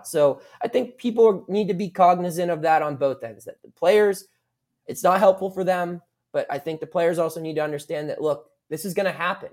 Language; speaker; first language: English; native; English